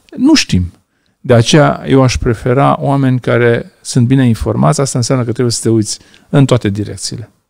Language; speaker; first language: Romanian; non-native, local second language; Hungarian